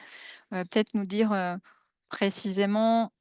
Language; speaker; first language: French; native; French